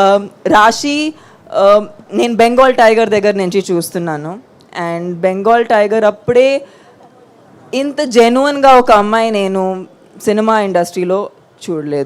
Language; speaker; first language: Telugu; non-native, fluent; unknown